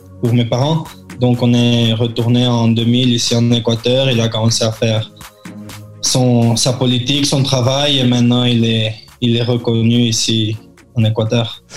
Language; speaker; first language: French; early bilingual, heritage; French